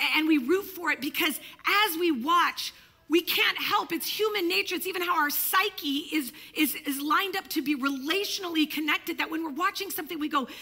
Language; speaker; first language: English; early bilingual, other home language; Italian